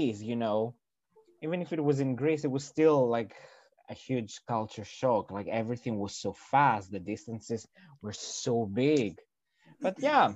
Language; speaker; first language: English; non-native, fluent; Greek